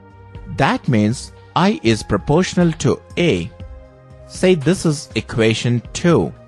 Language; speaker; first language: English; non-native, local second language; Telugu